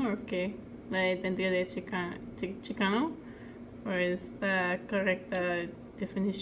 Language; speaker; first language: Spanish; non-native, learner; English